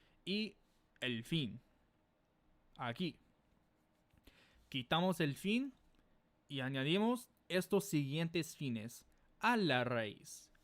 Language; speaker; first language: Spanish; non-native, fluent; English